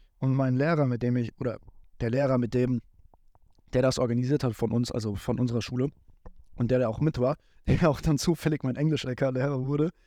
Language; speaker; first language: German; native; German